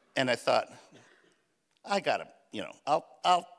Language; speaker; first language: English; early bilingual, other home language; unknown